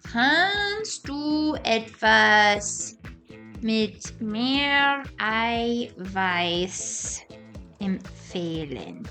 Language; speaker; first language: German; non-native, fluent; English